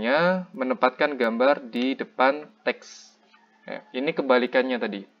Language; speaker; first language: Indonesian; native; Indonesian